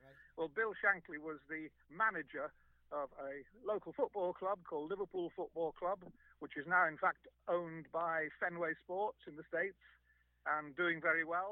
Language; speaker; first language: English; native; English